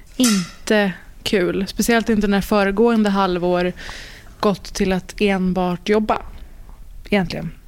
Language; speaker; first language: Swedish; early bilingual, other home language; Persian